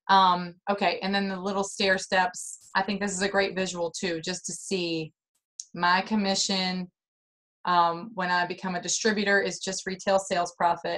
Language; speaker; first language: English; native; English